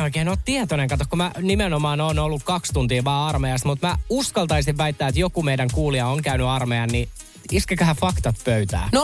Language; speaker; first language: Finnish; native; Finnish